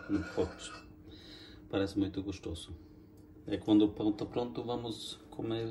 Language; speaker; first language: Portuguese; non-native, fluent; Norwegian